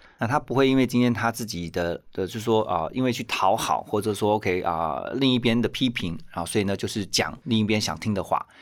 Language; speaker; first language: Chinese; native; Chinese